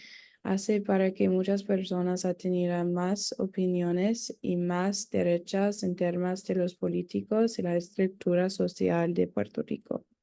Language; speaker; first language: Spanish; non-native, learner; English